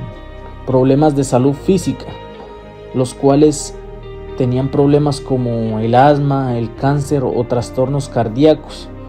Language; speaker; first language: Spanish; native; Spanish